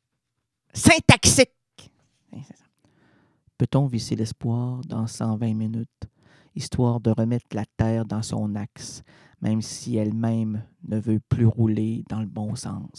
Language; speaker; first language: French; native; French